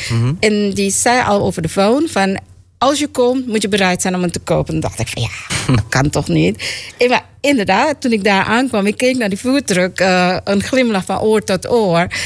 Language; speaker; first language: Dutch; native; Dutch